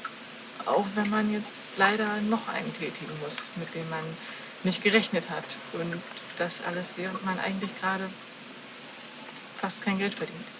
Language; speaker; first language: German; native; German